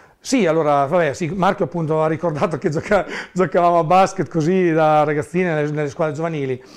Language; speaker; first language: Italian; native; Italian